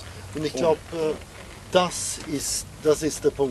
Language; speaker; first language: German; non-native, fluent; English